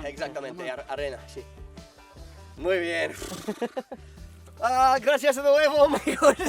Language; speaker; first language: Spanish; non-native, learner; English